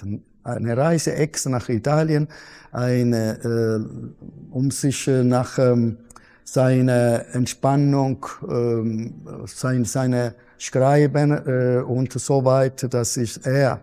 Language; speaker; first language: German; non-native, fluent; Italian